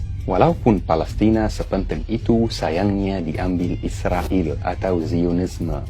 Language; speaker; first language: Indonesian; non-native, fluent; Arabic